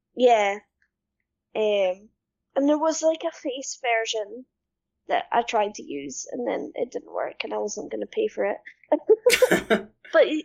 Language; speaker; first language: English; native; English